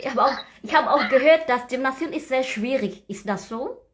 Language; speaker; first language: German; non-native, learner; Indonesian